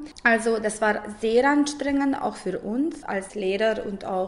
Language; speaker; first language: German; non-native, fluent; Romanian